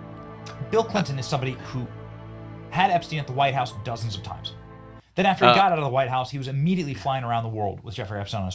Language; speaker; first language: English; native; English